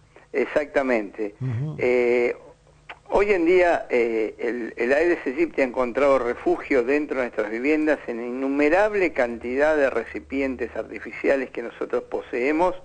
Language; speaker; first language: Spanish; native; Spanish